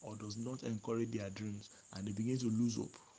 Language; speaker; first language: English; non-native, local second language; Yoruba